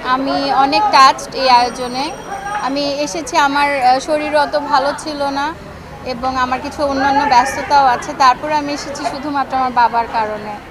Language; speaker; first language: Bangla; native; Bangla